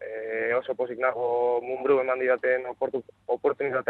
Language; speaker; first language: Basque; non-native, local second language; Spanish